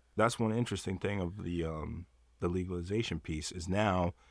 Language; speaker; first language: English; early bilingual, other home language; Yoruba